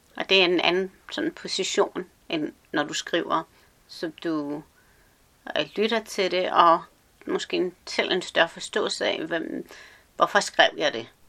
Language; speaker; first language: Danish; early bilingual, other home language; Arabic